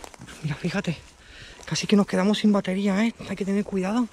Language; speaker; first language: Spanish; native; Spanish